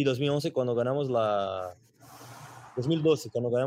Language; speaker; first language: Spanish; non-native, learner; Portuguese